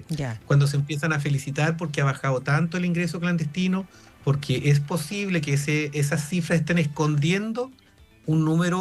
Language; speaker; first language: Spanish; native; Spanish